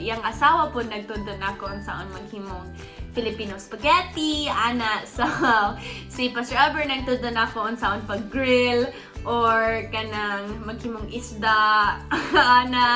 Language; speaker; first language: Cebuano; non-native, learner; English